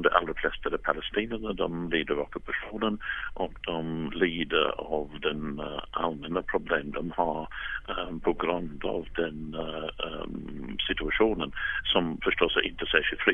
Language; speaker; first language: Swedish; non-native, fluent; English